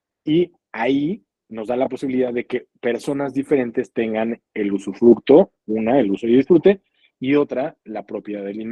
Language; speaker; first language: Spanish; native; Spanish